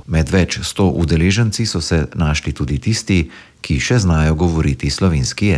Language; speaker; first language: Slovenian; native; Slovenian